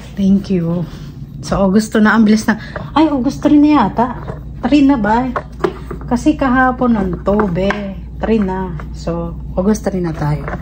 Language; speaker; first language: Filipino; native; Filipino